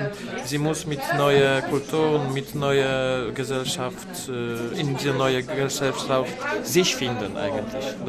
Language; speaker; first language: German; non-native, learner; Polish